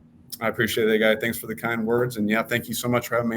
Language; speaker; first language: English; native; English